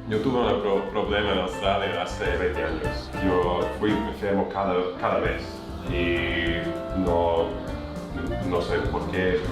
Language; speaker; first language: Spanish; non-native, learner; English